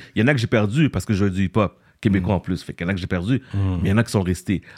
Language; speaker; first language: French; native; French